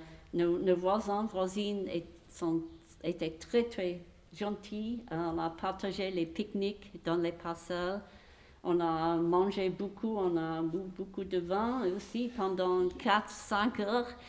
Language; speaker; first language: French; non-native, fluent; English